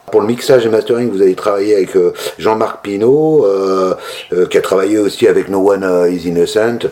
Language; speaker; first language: French; native; French